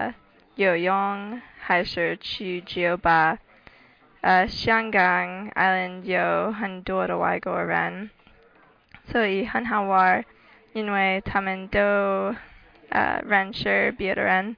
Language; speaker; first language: Chinese; non-native, learner; English